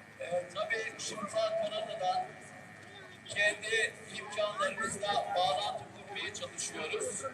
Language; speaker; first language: Turkish; native; Turkish